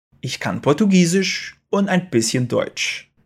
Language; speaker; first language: German; non-native, fluent; Portuguese